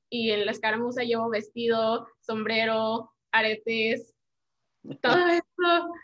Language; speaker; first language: Spanish; early bilingual, heritage; Spanish